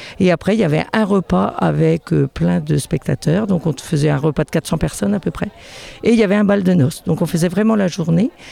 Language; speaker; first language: French; native; French